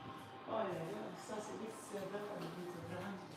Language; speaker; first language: Dutch; non-native, fluent; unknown